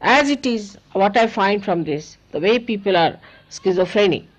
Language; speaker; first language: English; non-native, local second language; Marathi